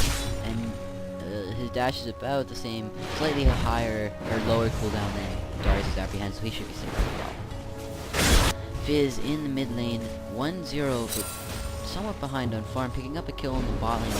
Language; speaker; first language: English; native; English